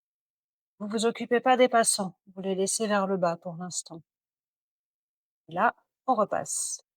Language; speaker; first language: French; native; French